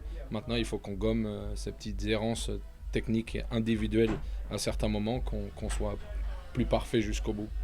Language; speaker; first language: French; native; French